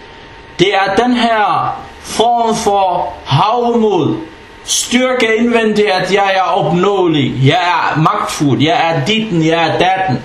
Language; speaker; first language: Danish; non-native, fluent; Arabic